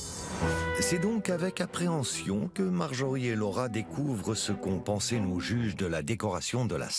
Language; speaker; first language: French; native; French